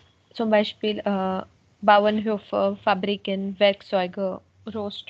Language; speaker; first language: German; non-native, learner; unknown